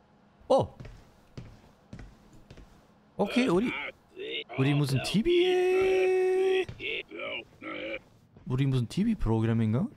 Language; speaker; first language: Korean; non-native, fluent; German